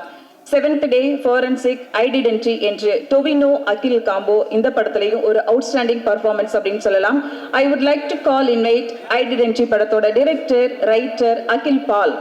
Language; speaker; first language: Tamil; native; Tamil